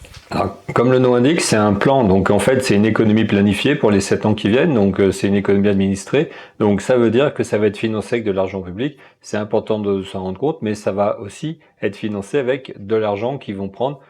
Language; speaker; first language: French; native; French